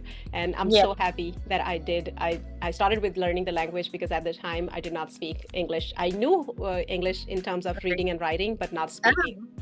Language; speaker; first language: English; non-native, fluent; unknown